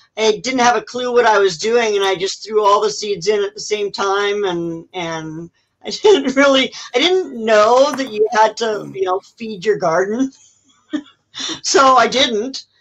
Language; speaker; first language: English; native; English